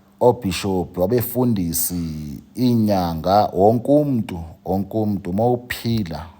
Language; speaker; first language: Zulu; non-native, local second language; Xhosa